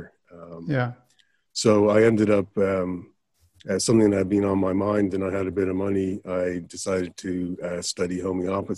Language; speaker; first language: English; native; English